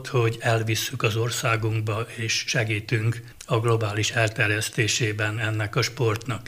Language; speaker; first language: Hungarian; native; Hungarian